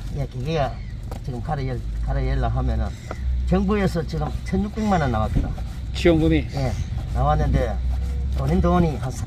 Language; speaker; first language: Korean; native; Korean